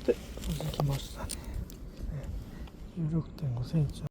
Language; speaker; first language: Japanese; native; Japanese